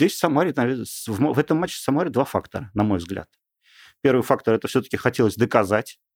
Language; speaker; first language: Russian; native; Russian